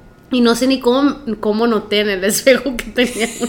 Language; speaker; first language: Spanish; early bilingual, heritage; Spanish